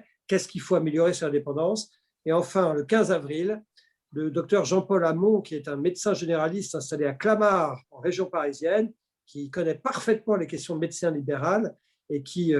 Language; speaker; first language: French; native; French